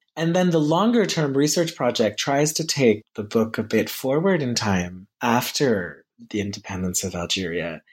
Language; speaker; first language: English; early bilingual, heritage; French